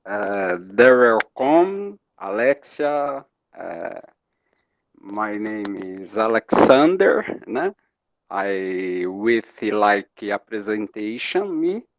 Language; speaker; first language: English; non-native, learner; Portuguese